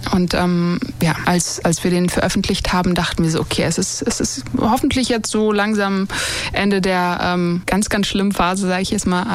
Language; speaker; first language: German; early bilingual, other home language; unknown